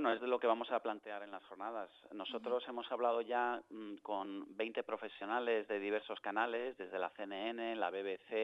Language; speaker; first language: Spanish; native; Spanish